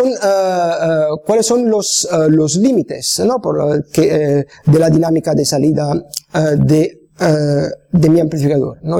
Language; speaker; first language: Spanish; non-native, fluent; Italian